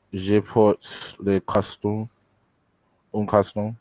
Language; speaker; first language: French; non-native, learner; English